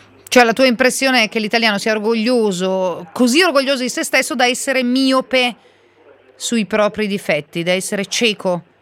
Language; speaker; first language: Italian; native; Italian